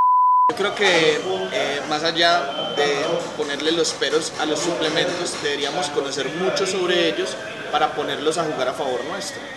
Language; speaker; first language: Spanish; native; Spanish